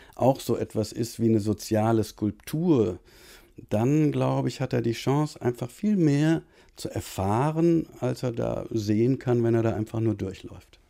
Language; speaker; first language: German; native; German